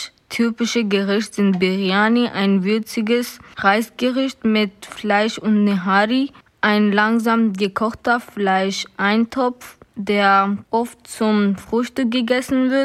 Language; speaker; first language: German; non-native, learner; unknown